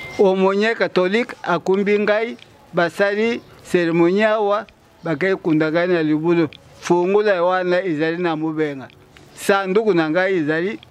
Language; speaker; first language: Lingala; non-native, local second language; Luba-Lulua